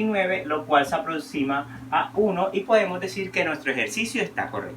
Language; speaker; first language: Spanish; native; Spanish